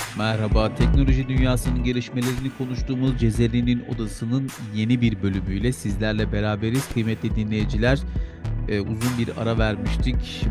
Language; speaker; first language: Turkish; native; Turkish